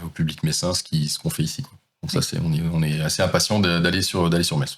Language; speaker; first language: French; native; French